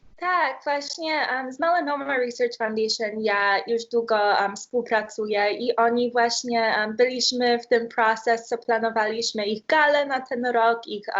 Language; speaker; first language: Polish; early bilingual, heritage; Polish